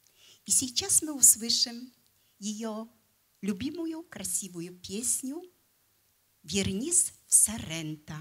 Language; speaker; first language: Russian; non-native, fluent; Polish